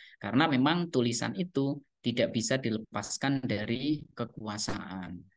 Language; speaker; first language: Indonesian; non-native, local second language; Javanese